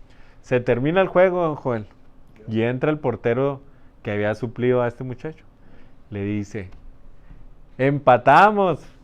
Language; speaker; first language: Spanish; native; Spanish